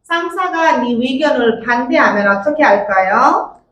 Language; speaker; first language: Korean; non-native, fluent; Nepali